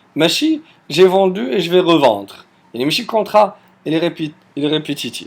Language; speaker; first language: French; non-native, local second language; Arabic